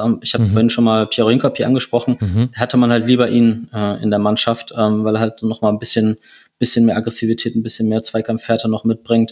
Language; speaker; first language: German; native; German